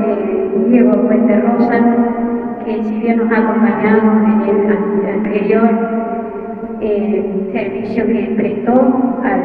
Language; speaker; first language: Spanish; native; Spanish